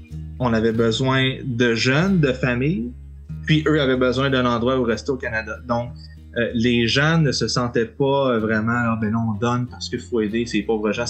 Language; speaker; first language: French; native; French